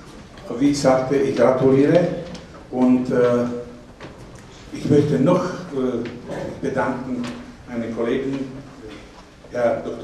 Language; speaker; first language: German; non-native, learner; Slovak